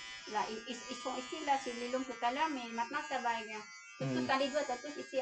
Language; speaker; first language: French; non-native, learner; Spanish